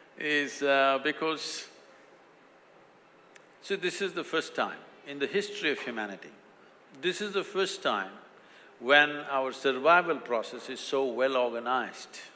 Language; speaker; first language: English; non-native, local second language; Kannada